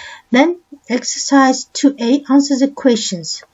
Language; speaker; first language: English; non-native, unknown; Kyrgyz